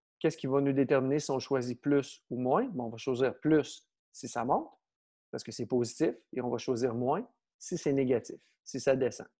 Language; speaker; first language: French; native; French